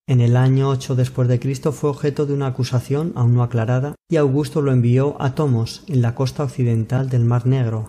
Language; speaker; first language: Spanish; native; Spanish